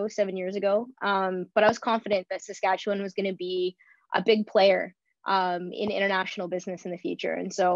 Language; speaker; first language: English; native; English